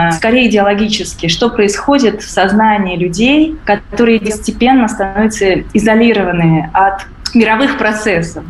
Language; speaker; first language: Russian; native; Russian